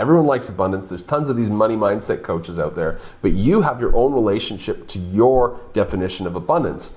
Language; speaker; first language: English; native; English